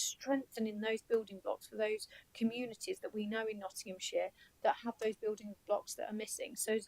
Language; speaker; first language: English; native; English